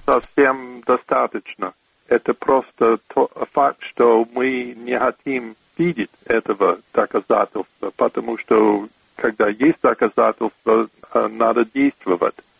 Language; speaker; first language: Russian; non-native, fluent; English